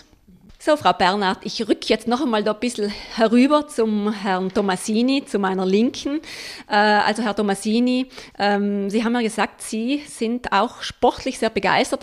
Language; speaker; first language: German; native; German